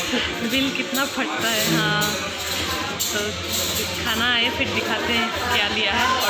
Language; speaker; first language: Hindi; non-native, local second language; Bangla